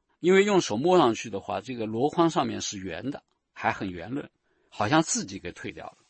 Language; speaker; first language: Chinese; native; Chinese